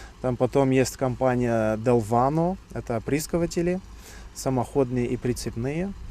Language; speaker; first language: Russian; non-native, fluent; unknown